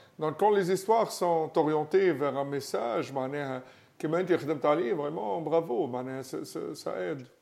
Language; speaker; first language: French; non-native, local second language; Arabic